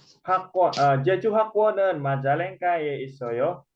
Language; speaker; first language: Korean; non-native, fluent; Indonesian